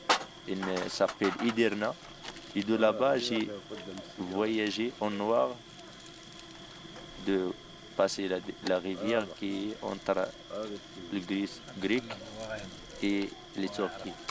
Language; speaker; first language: French; non-native, local second language; Arabic